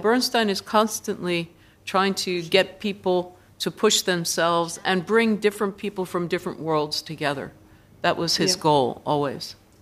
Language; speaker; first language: English; native; English